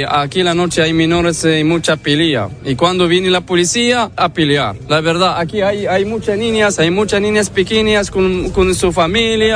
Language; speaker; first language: Spanish; non-native, learner; Arabic